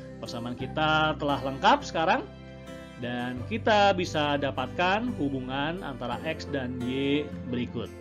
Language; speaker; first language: Indonesian; native; Indonesian